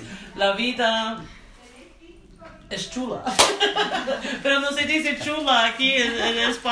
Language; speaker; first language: Spanish; non-native, fluent; English